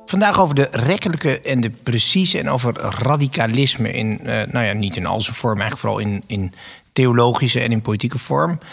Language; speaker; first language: Dutch; native; Dutch